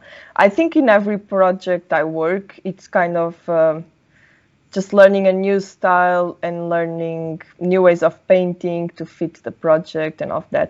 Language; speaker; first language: English; non-native, fluent; Portuguese